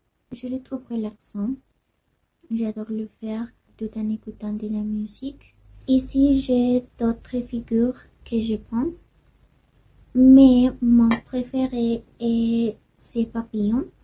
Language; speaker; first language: French; non-native, learner; Spanish